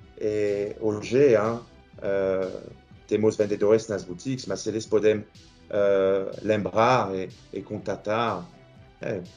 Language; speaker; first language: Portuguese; non-native, fluent; French